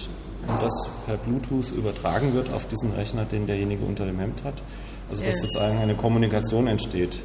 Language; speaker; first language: German; native; German